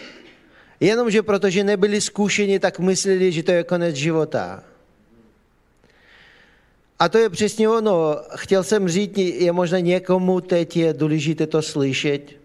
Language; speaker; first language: Czech; non-native, fluent; Ukrainian